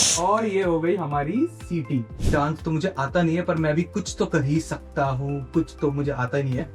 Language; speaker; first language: Hindi; native; Hindi